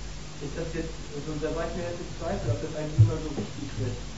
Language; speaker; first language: German; native; German